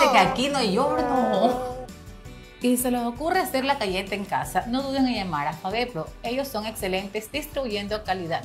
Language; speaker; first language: Spanish; native; Spanish